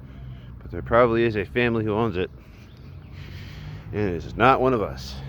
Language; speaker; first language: English; native; English